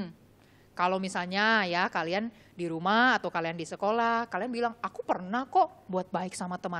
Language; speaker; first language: Indonesian; native; Indonesian